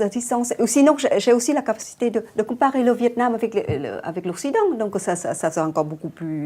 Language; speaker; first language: French; non-native, fluent; Vietnamese